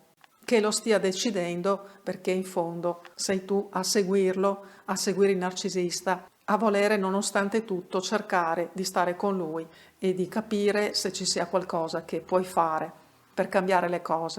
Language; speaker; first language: Italian; native; Italian